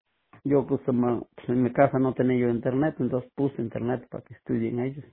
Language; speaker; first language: Spanish; native; Spanish